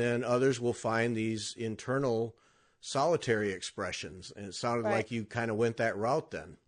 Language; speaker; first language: English; native; English